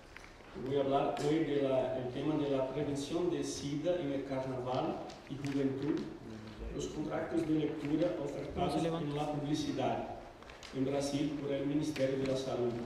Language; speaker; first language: Spanish; non-native, fluent; Portuguese